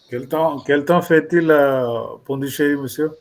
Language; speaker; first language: French; non-native, learner; Tamil